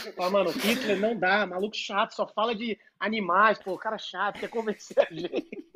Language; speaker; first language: Portuguese; native; Portuguese